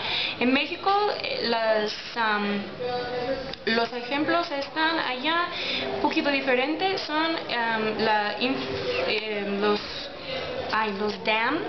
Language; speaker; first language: Spanish; non-native, learner; English